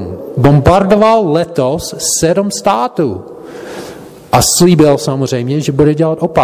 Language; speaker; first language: Czech; non-native, fluent; English